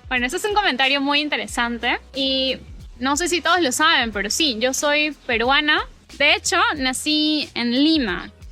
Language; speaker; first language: Spanish; native; Spanish